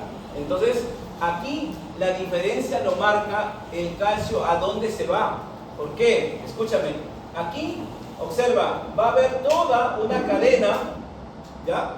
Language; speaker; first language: Spanish; native; Spanish